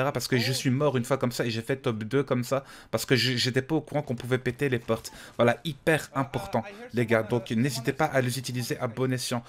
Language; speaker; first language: French; native; French